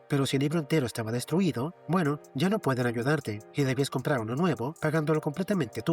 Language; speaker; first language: Spanish; native; Spanish